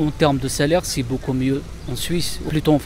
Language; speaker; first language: French; native; French